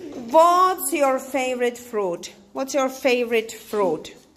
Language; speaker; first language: English; non-native, fluent; Czech